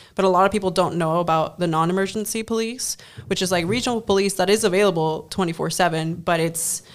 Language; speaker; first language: English; non-native, fluent; German